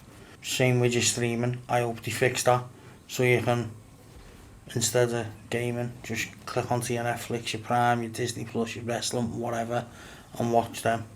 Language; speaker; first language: English; native; English